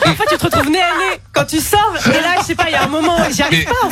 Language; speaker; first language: French; native; French